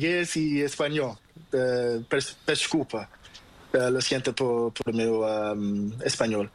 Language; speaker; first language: Spanish; non-native, learner; Portuguese